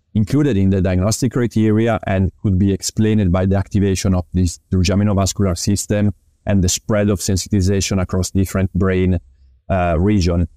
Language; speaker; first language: English; non-native, fluent; Italian